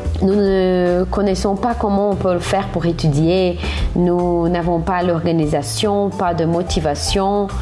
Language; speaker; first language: French; non-native, learner; Portuguese